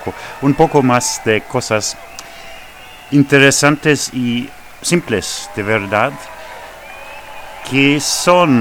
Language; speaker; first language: Spanish; non-native, fluent; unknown